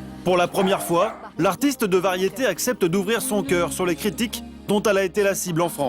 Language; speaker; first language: French; native; French